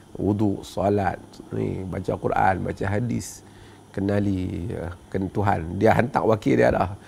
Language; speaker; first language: Malay; native; Malay